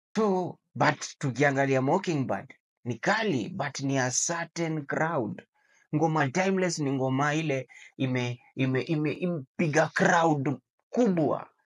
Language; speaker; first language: Swahili; native; Swahili